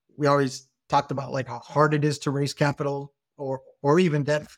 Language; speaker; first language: English; non-native, fluent; Spanish